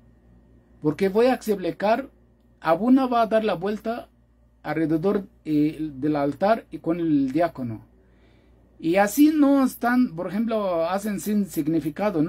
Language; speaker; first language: Spanish; non-native, fluent; Arabic